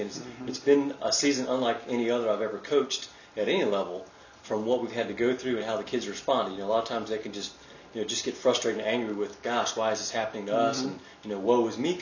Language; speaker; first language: English; native; English